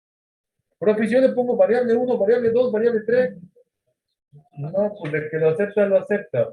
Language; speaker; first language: Spanish; native; Spanish